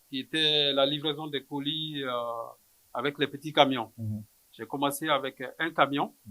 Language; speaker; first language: French; non-native, local second language; Bambara